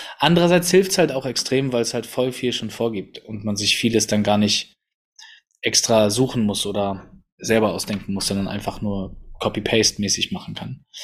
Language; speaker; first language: German; early bilingual, other home language; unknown